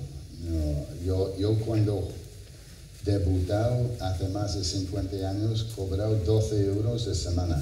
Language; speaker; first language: Spanish; non-native, fluent; English